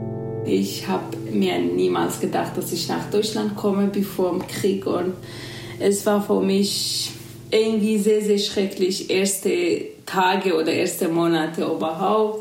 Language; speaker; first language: German; non-native, fluent; Kurdish